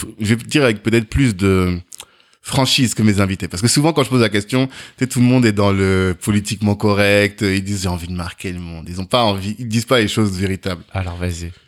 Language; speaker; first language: French; native; French